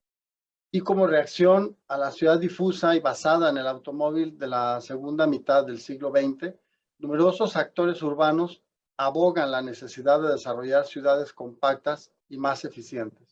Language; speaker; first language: Spanish; native; Spanish